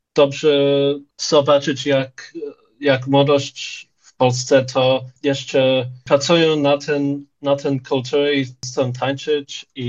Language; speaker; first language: Polish; early bilingual, heritage; English